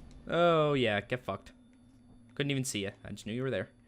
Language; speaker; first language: English; native; English